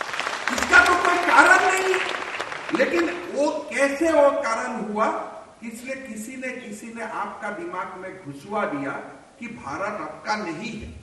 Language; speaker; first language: Hindi; non-native, local second language; Assamese